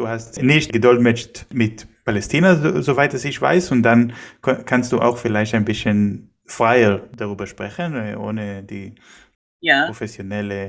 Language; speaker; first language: German; non-native, fluent; Hebrew